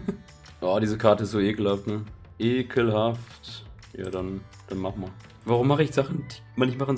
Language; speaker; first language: German; native; German